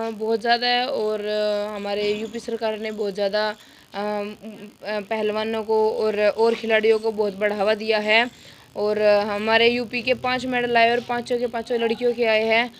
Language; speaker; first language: Hindi; native; Hindi